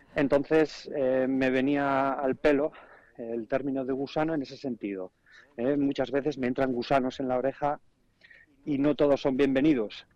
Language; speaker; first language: Spanish; non-native, local second language; Basque